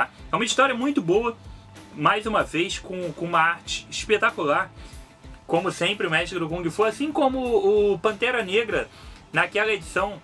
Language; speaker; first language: Portuguese; native; Portuguese